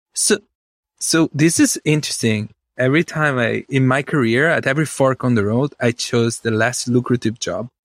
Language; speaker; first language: English; non-native, fluent; Italian